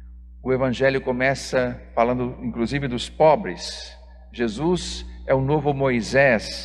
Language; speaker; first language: Portuguese; native; Portuguese